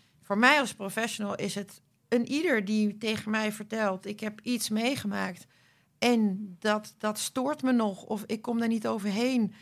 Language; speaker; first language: Dutch; early bilingual, other home language; Croatian